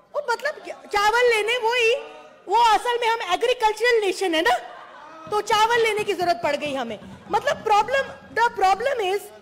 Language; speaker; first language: Urdu; non-native, local second language; Sindhi